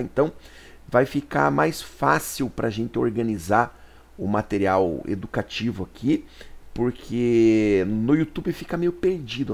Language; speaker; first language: Portuguese; native; Portuguese